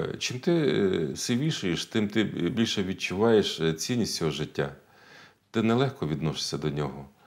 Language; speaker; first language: Ukrainian; native; Ukrainian